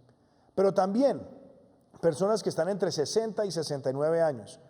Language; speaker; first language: Spanish; native; Spanish